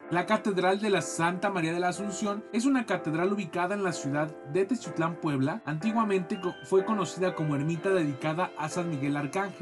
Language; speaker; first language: Spanish; native; Spanish